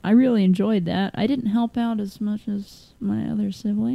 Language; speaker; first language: English; native; English